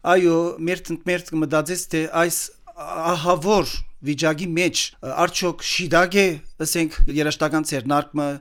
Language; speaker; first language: Armenian; early bilingual, heritage; Armenian